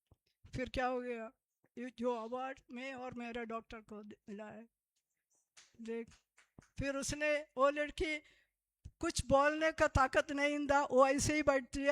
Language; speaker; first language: Hindi; non-native, local second language; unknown